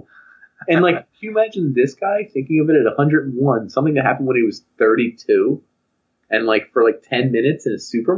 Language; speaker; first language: English; native; English